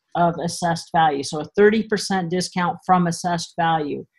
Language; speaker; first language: English; native; English